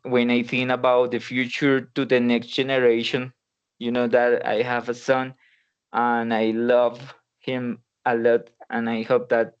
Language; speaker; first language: English; non-native, learner; Spanish